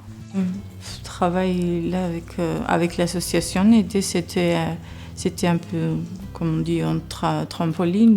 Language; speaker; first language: French; non-native, fluent; Georgian